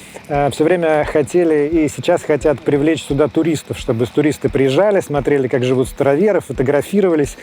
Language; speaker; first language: Russian; native; Russian